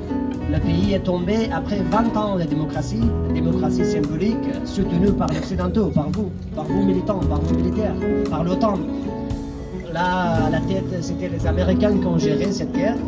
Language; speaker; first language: French; non-native, fluent; Persian